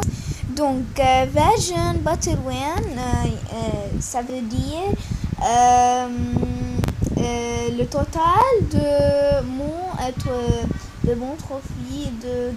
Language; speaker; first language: French; non-native, learner; Arabic